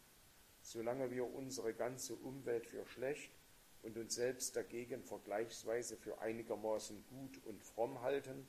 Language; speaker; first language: German; native; German